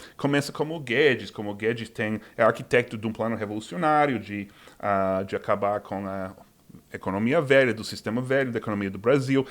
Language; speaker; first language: Portuguese; non-native, fluent; English